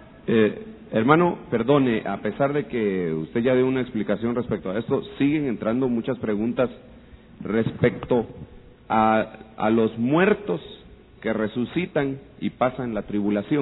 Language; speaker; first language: Spanish; native; Spanish